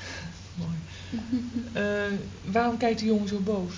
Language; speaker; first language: Dutch; native; Dutch